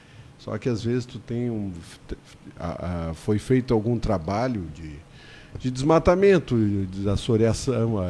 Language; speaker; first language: Portuguese; native; Portuguese